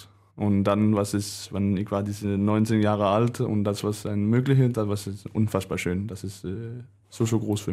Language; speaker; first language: German; non-native, learner; Danish